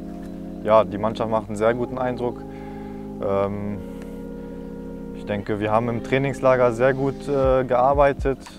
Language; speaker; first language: German; non-native, fluent; Japanese